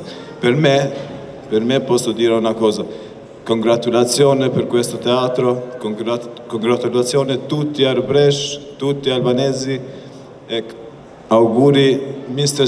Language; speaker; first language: Italian; non-native, learner; Albanian